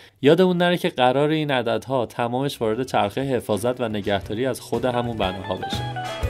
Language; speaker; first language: Persian; native; Persian